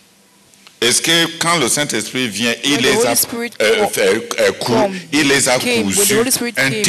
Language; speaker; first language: French; non-native, local second language; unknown